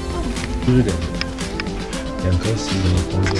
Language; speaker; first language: Chinese; native; Chinese